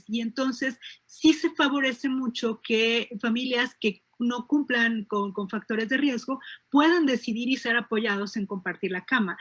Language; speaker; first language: Spanish; native; Spanish